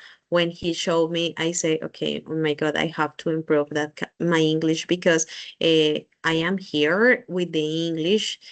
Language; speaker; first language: English; non-native, learner; Spanish